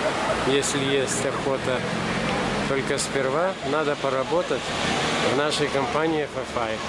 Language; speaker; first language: Russian; non-native, fluent; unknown